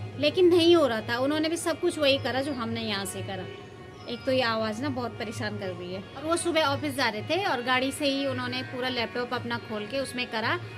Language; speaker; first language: Hindi; native; Hindi